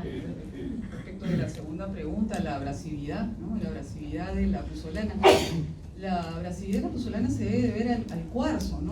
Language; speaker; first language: Spanish; native; Spanish